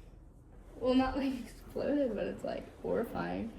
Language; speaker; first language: English; native; English